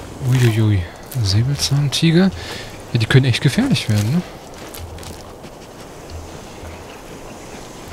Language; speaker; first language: German; native; German